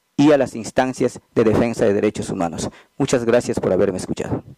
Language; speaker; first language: Spanish; native; Spanish